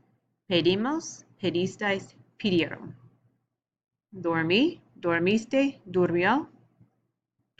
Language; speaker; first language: Spanish; non-native, learner; English